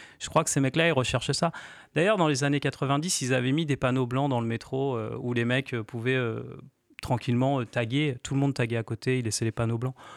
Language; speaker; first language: French; native; French